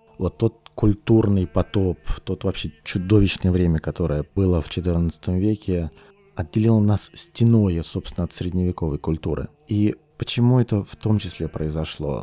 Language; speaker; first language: Russian; native; Russian